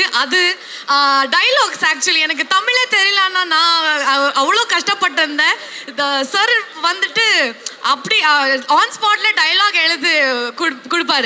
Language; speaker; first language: Tamil; non-native, local second language; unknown